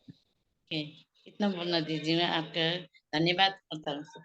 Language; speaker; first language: Hindi; non-native, learner; Nepali